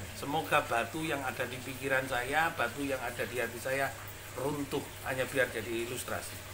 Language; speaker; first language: Indonesian; non-native, local second language; Javanese